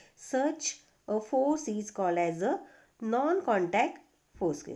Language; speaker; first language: English; non-native, local second language; Marathi